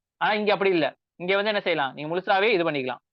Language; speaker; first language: Tamil; native; Tamil